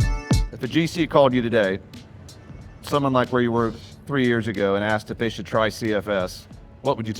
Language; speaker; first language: English; native; English